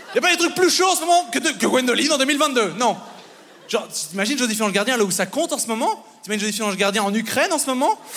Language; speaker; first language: French; native; French